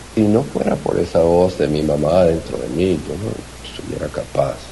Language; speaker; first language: Spanish; early bilingual, heritage; Spanish